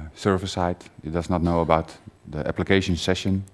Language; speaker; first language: English; non-native, fluent; Dutch